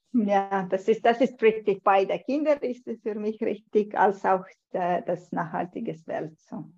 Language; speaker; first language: German; non-native, learner; Estonian